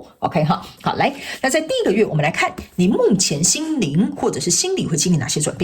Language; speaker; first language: Chinese; native; Chinese